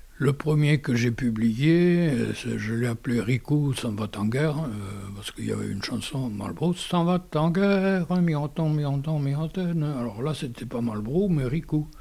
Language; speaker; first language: French; non-native, local second language; Occitan